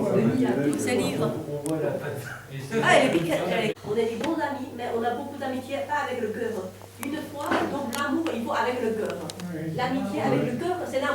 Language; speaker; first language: French; non-native, learner; Chinese